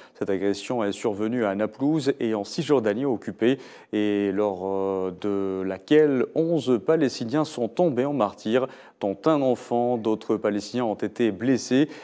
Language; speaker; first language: French; non-native, local second language; Arabic